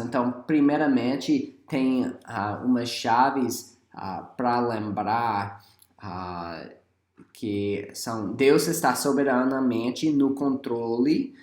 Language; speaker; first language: Portuguese; non-native, fluent; English